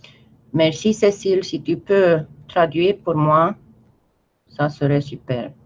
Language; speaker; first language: French; non-native, fluent; Romanian